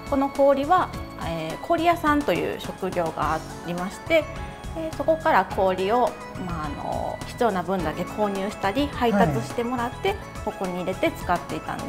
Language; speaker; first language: Japanese; native; Japanese